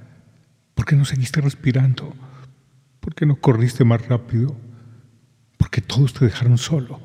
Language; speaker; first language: Spanish; native; Spanish